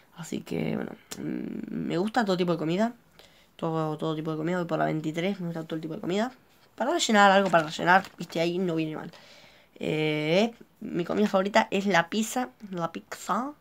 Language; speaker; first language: Spanish; native; Spanish